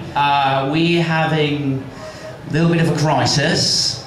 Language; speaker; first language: English; non-native, fluent; Spanish